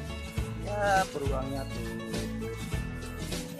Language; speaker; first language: Indonesian; native; Indonesian